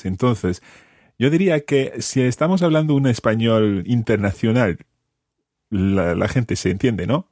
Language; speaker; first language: Spanish; non-native, fluent; English